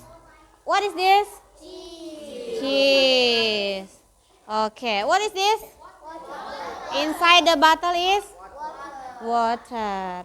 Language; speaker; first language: English; non-native, fluent; Indonesian